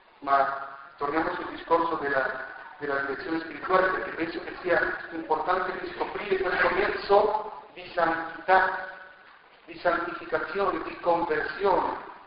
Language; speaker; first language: Italian; non-native, fluent; Spanish